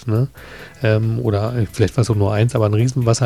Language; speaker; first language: German; native; German